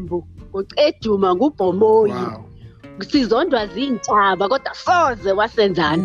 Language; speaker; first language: English; non-native, local second language; Xhosa